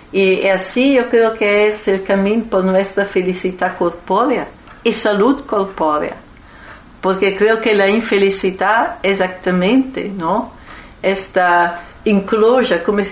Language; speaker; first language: Spanish; non-native, fluent; Italian